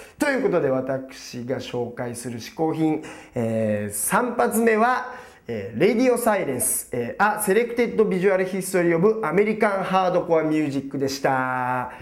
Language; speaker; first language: Japanese; native; Japanese